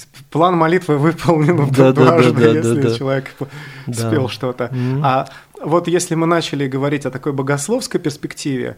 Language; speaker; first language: Russian; native; Russian